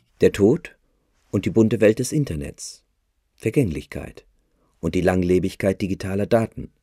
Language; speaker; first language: German; native; German